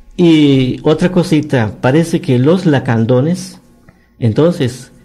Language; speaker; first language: Spanish; non-native, local second language; Yucateco